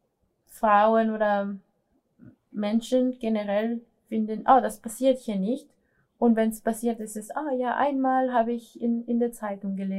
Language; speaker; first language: German; non-native, fluent; Spanish